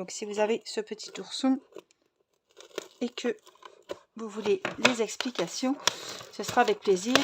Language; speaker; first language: French; native; French